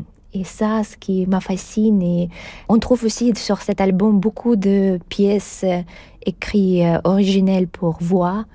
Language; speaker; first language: French; non-native, fluent; Russian